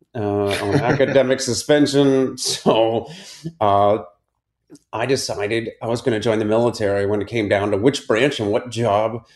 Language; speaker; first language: English; native; English